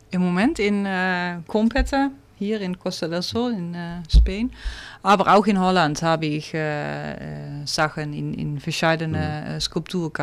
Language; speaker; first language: German; non-native, learner; Dutch